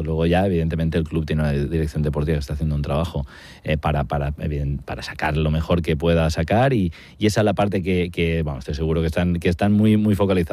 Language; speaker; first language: Spanish; native; Spanish